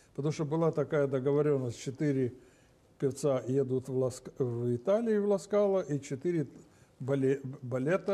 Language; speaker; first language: Russian; non-native, local second language; Romanian